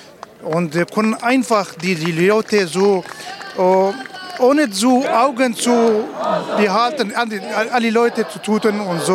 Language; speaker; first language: German; non-native, learner; Kurdish